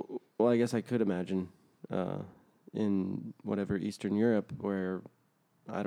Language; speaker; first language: English; native; English